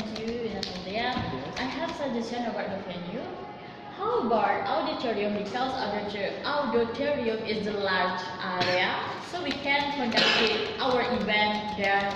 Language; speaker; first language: English; non-native, learner; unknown